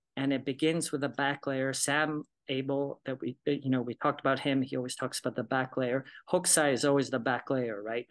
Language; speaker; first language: English; early bilingual, other home language; Japanese